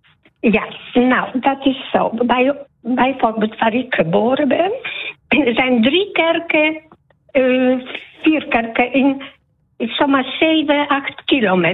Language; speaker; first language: Dutch; non-native, learner; Polish